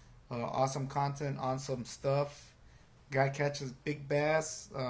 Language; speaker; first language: English; early bilingual, other home language; Spanish